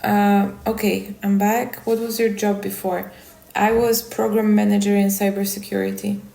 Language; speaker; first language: English; non-native, fluent; Polish